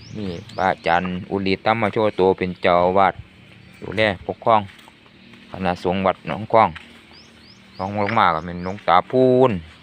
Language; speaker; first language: Thai; native; Thai